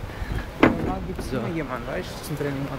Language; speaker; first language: German; non-native, learner; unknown